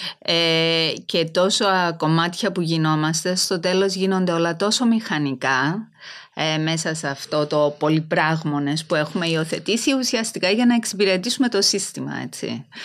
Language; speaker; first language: Greek; native; Greek